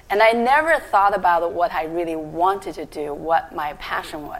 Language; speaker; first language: English; non-native, fluent; Chinese